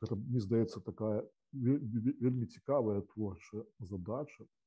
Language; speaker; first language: Polish; non-native, learner; Belarusian